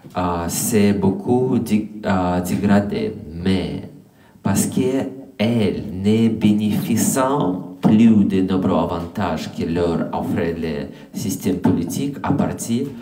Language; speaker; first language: French; non-native, learner; English